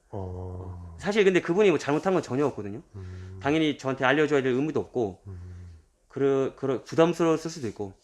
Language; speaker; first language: Korean; early bilingual, heritage; Korean